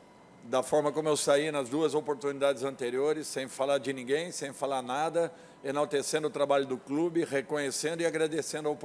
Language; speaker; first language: Portuguese; native; Portuguese